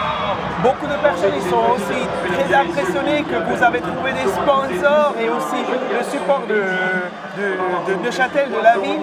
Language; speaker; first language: French; non-native, fluent; German